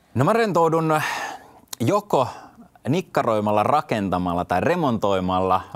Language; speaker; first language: Finnish; native; Finnish